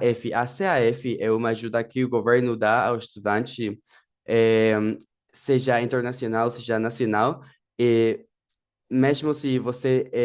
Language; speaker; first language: Portuguese; non-native, fluent; Spanish